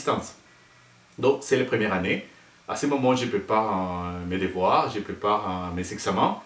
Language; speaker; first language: French; non-native, fluent; Spanish